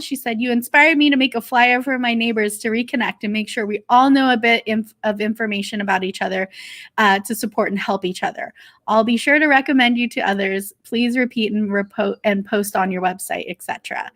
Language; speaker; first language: English; native; English